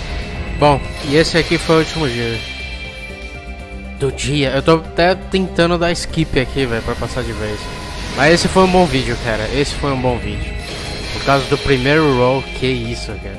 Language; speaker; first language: Portuguese; native; Portuguese